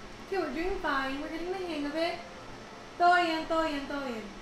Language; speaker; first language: English; non-native, fluent; Spanish